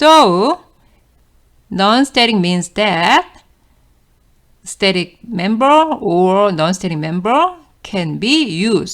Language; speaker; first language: English; non-native, fluent; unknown